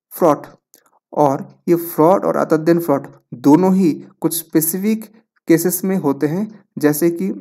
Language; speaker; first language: Hindi; non-native, local second language; Bangla